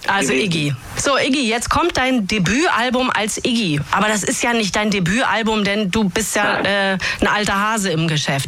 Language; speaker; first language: German; native; German